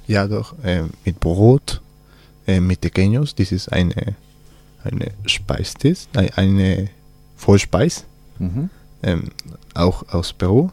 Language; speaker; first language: German; non-native, learner; Spanish